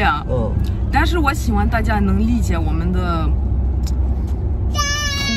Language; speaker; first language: Chinese; non-native, fluent; French